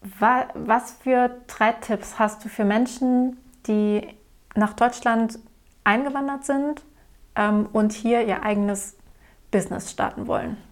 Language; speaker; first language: German; native; German